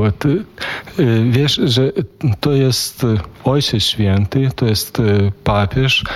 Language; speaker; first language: Polish; non-native, fluent; Lithuanian